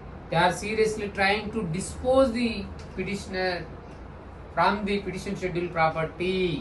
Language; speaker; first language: English; non-native, local second language; Telugu